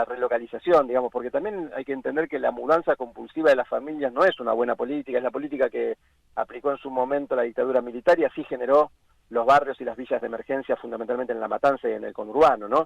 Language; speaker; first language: Spanish; native; Spanish